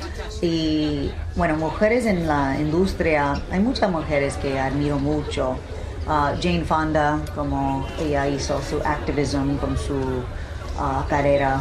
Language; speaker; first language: Spanish; early bilingual, heritage; English